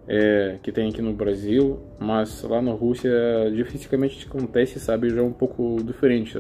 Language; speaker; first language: Portuguese; non-native, learner; Russian